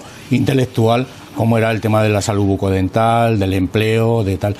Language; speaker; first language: Spanish; native; Spanish